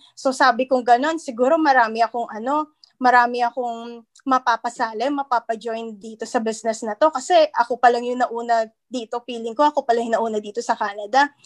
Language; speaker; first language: Filipino; native; Filipino